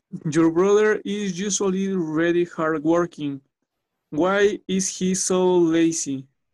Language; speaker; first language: English; non-native, learner; Spanish